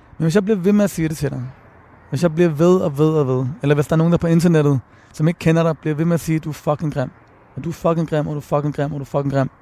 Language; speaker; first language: Danish; early bilingual, other home language; Persian